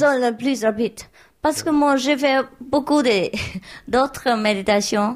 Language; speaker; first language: French; non-native, learner; Vietnamese